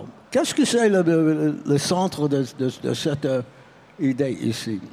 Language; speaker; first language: French; non-native, learner; English